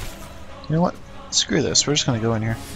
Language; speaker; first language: English; native; English